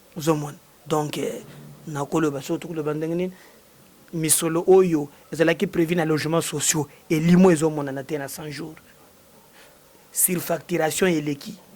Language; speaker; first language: Lingala; non-native, local second language; Luba-Lulua